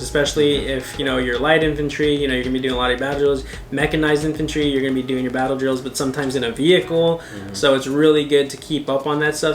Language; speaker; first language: English; native; English